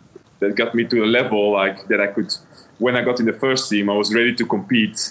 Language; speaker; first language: English; non-native, fluent; Dutch